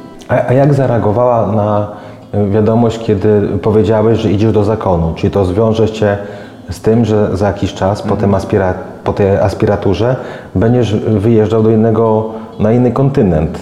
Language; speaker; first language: Polish; native; Polish